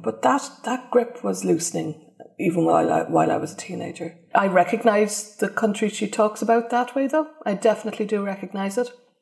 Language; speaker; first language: English; native; English